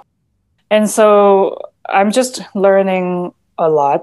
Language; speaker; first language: English; non-native, local second language; Cantonese